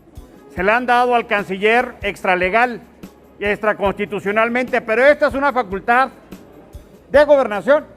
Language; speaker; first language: Spanish; native; Spanish